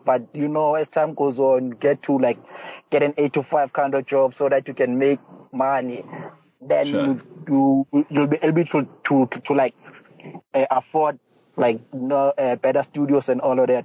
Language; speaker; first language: English; non-native, local second language; Zulu